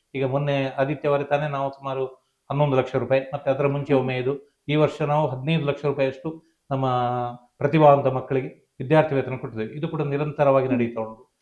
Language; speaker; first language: Kannada; non-native, local second language; Konkani